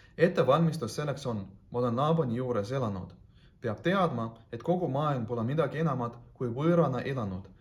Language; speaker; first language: Estonian; non-native, local second language; Russian